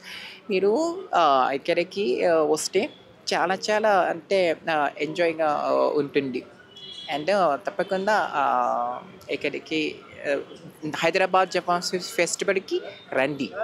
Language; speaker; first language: Telugu; non-native, learner; Japanese